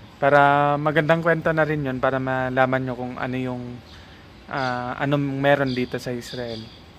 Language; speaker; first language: Filipino; native; Filipino